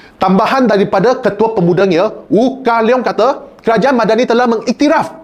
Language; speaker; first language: Malay; non-native, local second language; Chinese